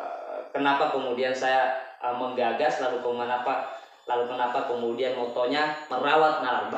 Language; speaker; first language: Indonesian; native; Indonesian